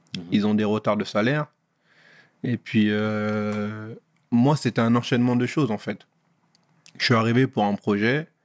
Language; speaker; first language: French; native; French